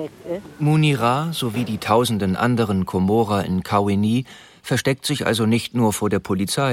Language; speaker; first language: German; native; German